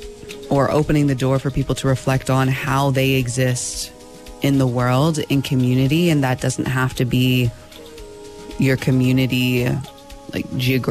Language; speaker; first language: English; native; English